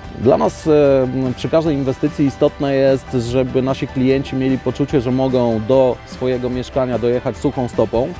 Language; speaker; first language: Polish; native; Polish